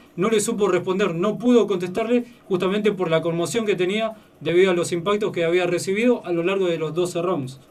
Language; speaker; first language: Spanish; native; Spanish